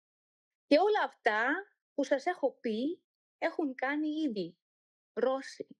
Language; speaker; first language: Greek; non-native, learner; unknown